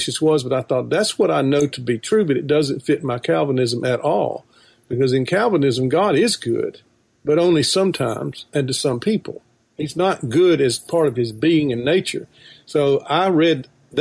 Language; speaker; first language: English; native; English